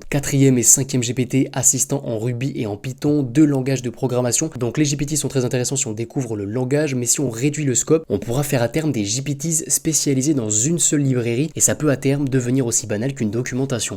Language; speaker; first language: French; native; French